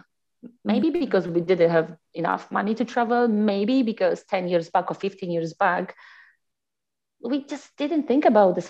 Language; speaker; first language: English; non-native, fluent; Polish